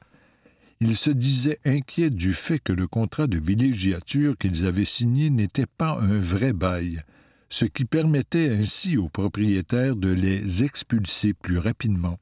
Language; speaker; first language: French; native; French